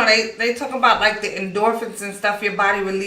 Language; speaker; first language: English; native; English